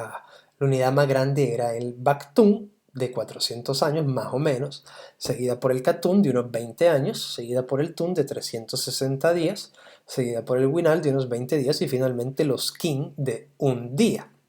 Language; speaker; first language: Spanish; native; Spanish